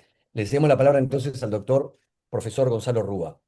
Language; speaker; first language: Spanish; native; Spanish